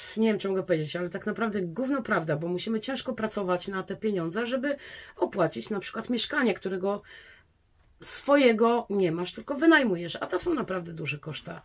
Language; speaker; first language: Polish; native; Polish